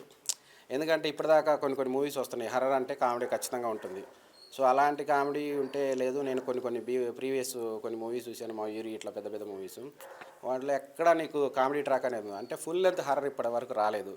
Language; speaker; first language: Telugu; native; Telugu